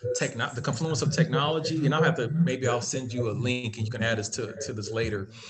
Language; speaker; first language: English; native; English